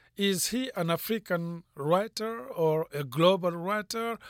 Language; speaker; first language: English; non-native, fluent; French